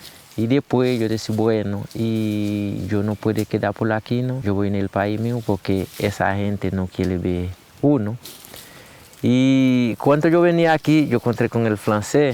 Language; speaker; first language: Spanish; non-native, learner; Haitian Creole